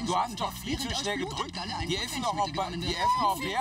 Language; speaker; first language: German; native; German